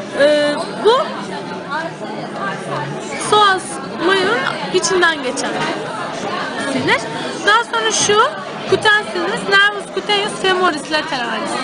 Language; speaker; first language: Turkish; native; Turkish